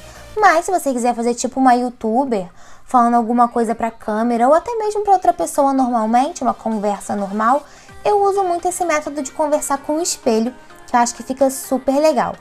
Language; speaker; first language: Portuguese; native; Portuguese